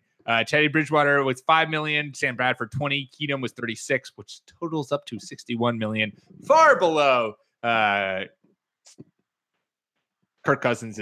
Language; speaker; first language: English; native; English